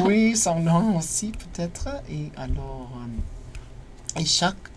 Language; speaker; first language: French; non-native, learner; English